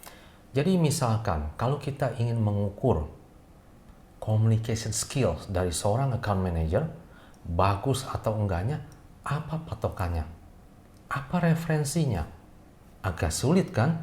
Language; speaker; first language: Indonesian; native; Indonesian